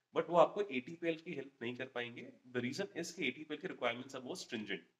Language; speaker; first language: Hindi; native; Hindi